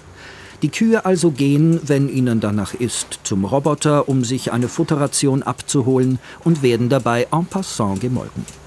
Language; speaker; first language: German; native; German